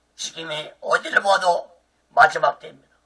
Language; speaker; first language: Korean; native; Korean